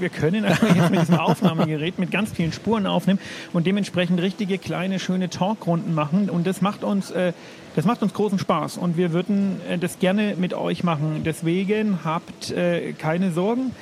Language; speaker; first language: German; native; German